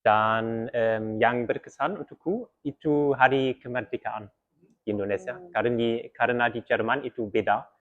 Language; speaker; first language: Indonesian; early bilingual, heritage; German